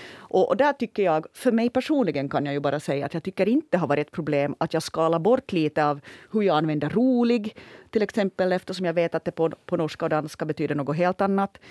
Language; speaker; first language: Swedish; native; Swedish